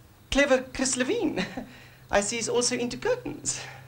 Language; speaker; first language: English; non-native, local second language; Afrikaans